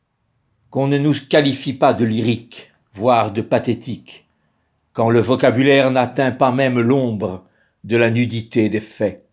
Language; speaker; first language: French; native; French